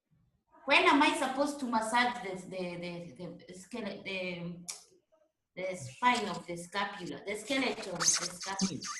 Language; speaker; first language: English; non-native, local second language; Kinyarwanda